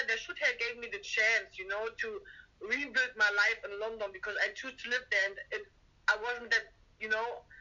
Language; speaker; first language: English; non-native, fluent; German